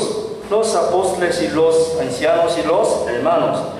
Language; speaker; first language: Spanish; non-native, learner; Korean